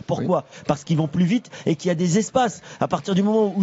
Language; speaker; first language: French; native; French